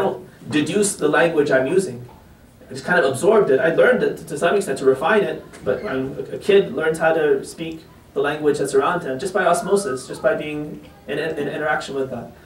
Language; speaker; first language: English; native; English